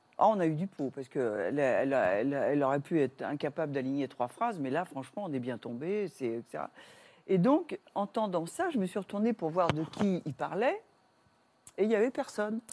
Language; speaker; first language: French; native; French